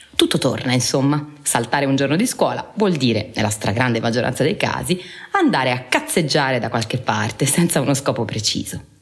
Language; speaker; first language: Italian; native; Italian